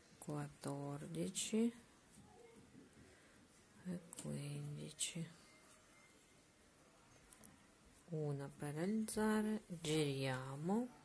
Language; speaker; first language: Italian; non-native, learner; Russian